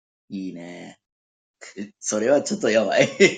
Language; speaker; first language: Japanese; non-native, learner; Spanish